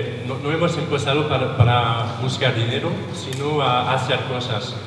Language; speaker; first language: Spanish; non-native, learner; French